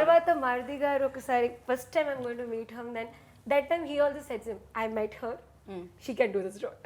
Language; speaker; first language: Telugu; non-native, learner; Malayalam